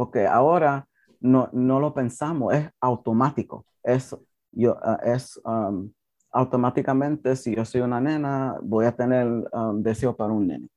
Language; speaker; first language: Spanish; early bilingual, heritage; English